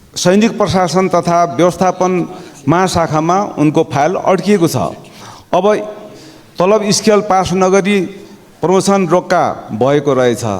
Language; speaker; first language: Nepali; native; Nepali